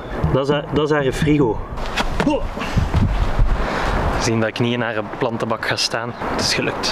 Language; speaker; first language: Dutch; native; Dutch